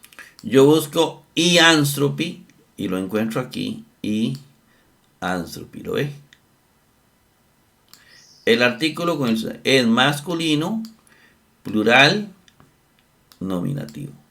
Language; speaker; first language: Spanish; native; Spanish